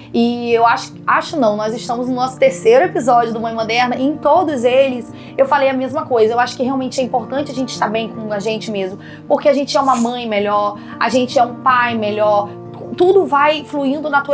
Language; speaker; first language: Portuguese; native; Portuguese